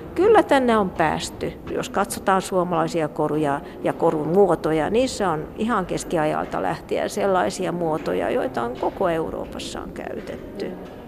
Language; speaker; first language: Finnish; non-native, fluent; Hungarian